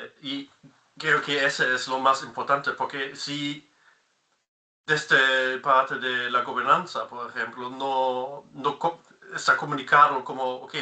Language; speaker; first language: Spanish; non-native, fluent; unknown